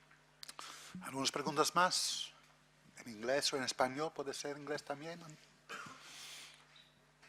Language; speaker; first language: Spanish; non-native, fluent; English